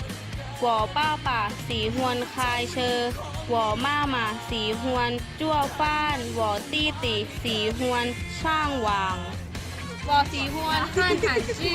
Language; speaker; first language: Chinese; non-native, learner; Thai